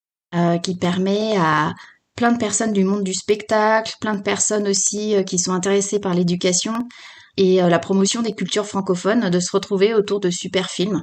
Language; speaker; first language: French; native; French